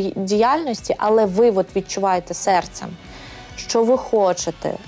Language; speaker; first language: Ukrainian; native; Ukrainian